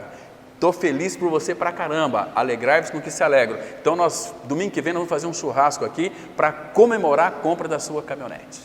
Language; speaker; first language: Portuguese; native; Portuguese